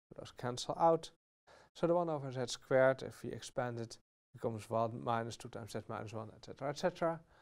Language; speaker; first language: English; non-native, fluent; Dutch